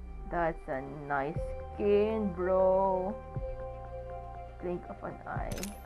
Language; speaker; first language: English; non-native, local second language; Filipino